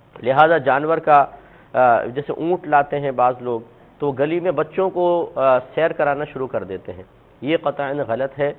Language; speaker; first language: Urdu; native; Urdu